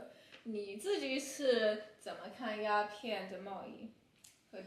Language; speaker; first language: Chinese; non-native, learner; English